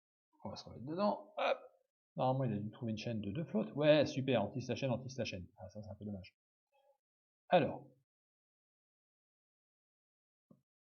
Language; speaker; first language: French; native; French